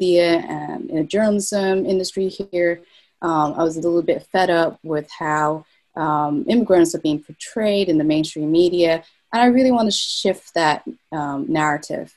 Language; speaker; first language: English; native; English